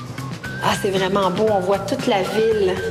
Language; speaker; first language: French; native; French